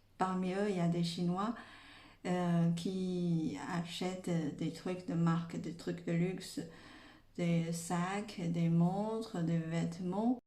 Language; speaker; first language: French; non-native, fluent; Chinese